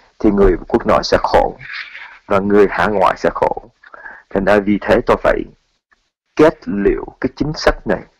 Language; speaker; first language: Vietnamese; early bilingual, heritage; Vietnamese